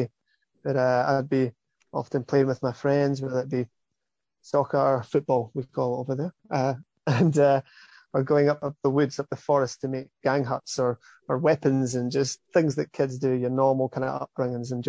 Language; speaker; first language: English; native; English